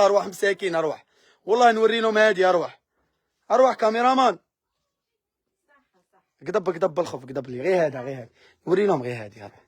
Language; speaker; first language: Arabic; native; Arabic